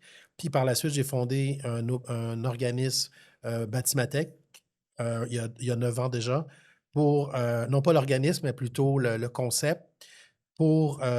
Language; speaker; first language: French; native; French